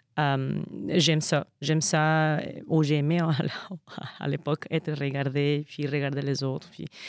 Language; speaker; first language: French; non-native, fluent; Spanish